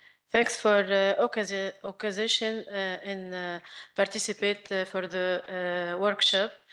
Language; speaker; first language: English; non-native, learner; Arabic